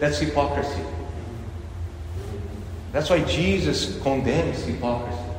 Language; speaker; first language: English; non-native, fluent; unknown